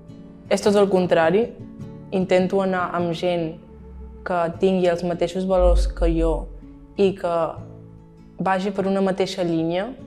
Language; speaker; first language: Catalan; non-native, local second language; Spanish